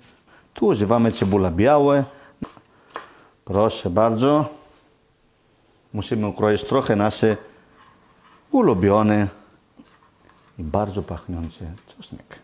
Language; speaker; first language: Polish; non-native, learner; Greek